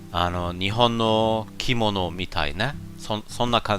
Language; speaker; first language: Japanese; non-native, learner; German